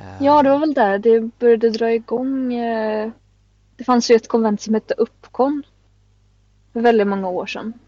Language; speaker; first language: Swedish; native; Swedish